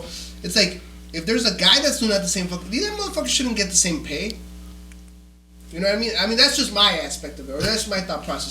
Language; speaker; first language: English; early bilingual, other home language; Spanish